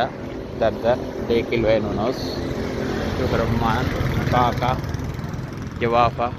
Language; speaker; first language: Arabic; non-native, learner; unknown